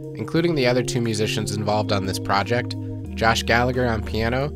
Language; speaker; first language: English; native; English